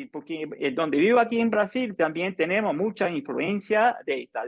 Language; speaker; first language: Spanish; non-native, fluent; English